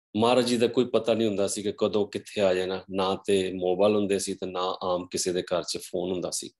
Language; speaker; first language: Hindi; non-native, local second language; Punjabi